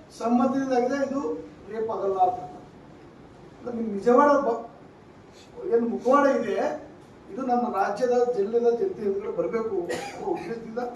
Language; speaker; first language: Kannada; native; Kannada